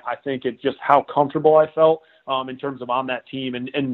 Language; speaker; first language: English; native; English